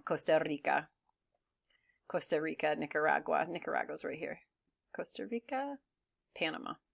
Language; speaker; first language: Spanish; non-native, fluent; English